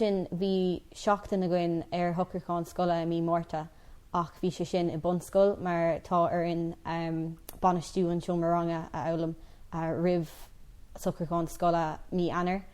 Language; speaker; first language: Irish; non-native, local second language; English